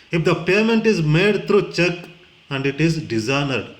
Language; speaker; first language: English; non-native, local second language; Kannada